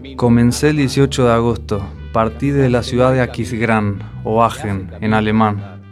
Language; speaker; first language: Spanish; native; Spanish